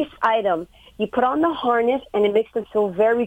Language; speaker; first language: English; native; English